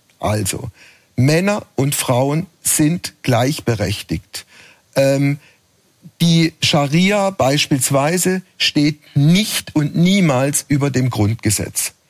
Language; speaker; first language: German; native; German